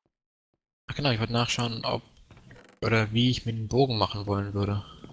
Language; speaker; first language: German; native; German